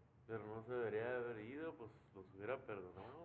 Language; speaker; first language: Spanish; native; Spanish